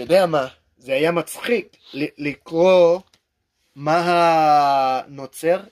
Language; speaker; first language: Hebrew; non-native, learner; English